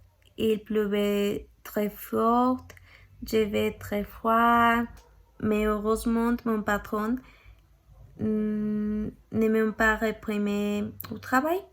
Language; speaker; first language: French; non-native, learner; Spanish